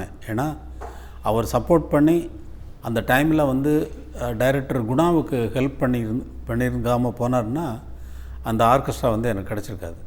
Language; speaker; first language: Tamil; native; Tamil